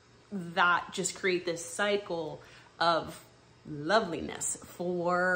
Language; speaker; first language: English; native; English